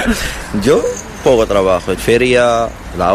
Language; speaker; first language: Spanish; non-native, learner; Arabic